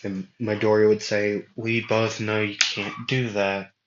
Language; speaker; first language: English; native; English